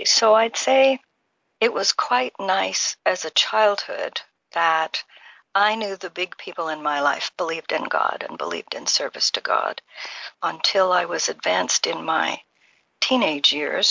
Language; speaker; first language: English; native; English